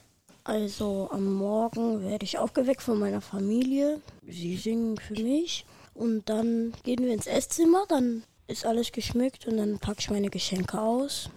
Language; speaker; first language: German; early bilingual, other home language; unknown